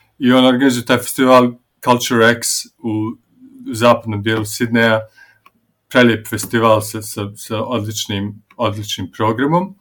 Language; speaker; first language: Serbian; native; Serbian